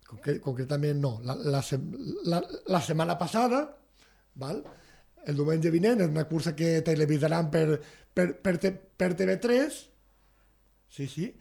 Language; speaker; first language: Catalan; native; Catalan